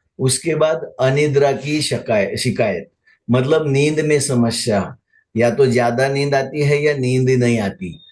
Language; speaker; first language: Hindi; non-native, local second language; Marathi